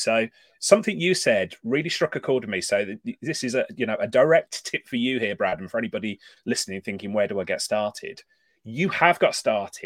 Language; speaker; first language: English; native; English